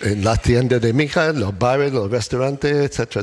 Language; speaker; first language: Spanish; non-native, learner; English